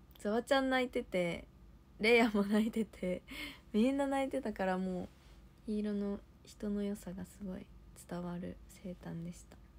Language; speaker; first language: Japanese; native; Japanese